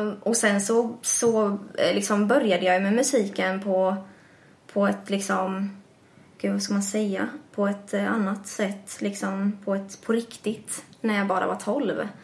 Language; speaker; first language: Swedish; early bilingual, other home language; English